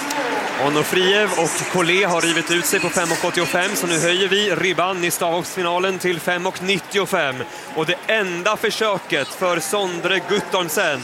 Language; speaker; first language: Swedish; native; Swedish